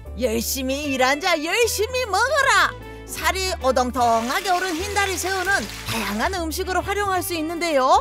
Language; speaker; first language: Korean; native; Korean